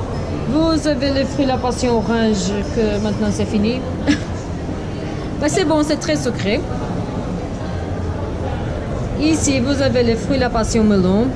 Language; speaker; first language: French; non-native, learner; Portuguese